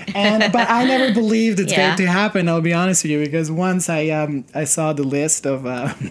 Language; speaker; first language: English; non-native, fluent; Serbian